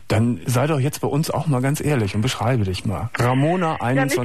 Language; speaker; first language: German; native; German